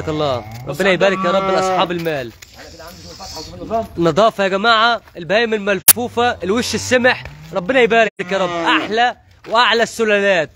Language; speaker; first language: Arabic; native; Arabic